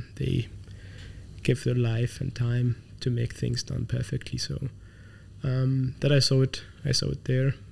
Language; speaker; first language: English; non-native, fluent; Arabic